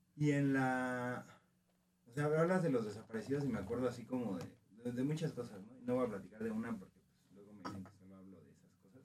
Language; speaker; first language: Spanish; native; Spanish